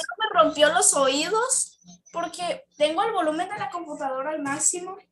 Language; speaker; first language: Spanish; native; Spanish